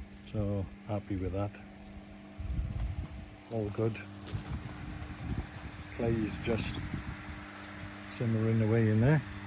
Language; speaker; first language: English; native; English